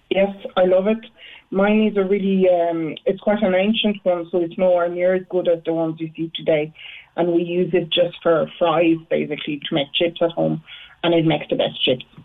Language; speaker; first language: English; non-native, fluent; French